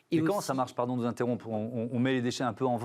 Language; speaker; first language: French; native; French